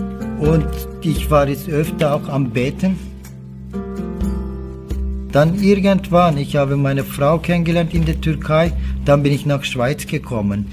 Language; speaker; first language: German; non-native, learner; Turkish